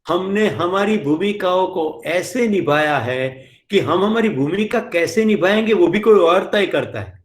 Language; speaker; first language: Hindi; non-native, local second language; Gujarati